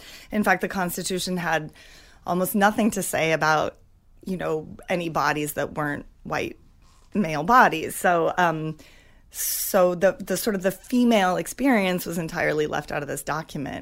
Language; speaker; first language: English; native; English